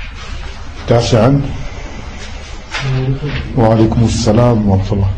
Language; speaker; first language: Arabic; non-native, fluent; French